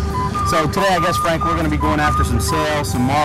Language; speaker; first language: English; native; English